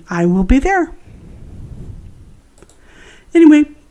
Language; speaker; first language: English; native; English